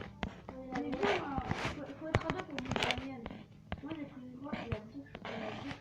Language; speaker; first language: French; native; French